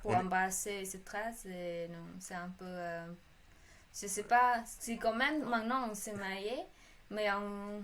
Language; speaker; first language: French; non-native, learner; Khmer